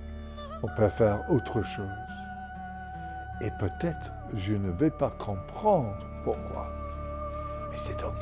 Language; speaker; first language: French; non-native, fluent; English